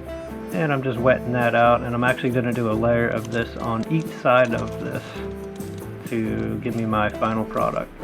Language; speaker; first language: English; native; English